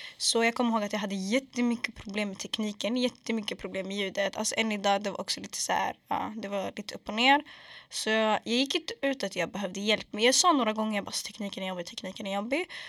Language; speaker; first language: Swedish; early bilingual, other home language; Arabic